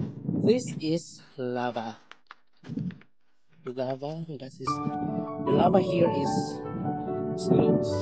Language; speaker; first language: English; non-native, learner; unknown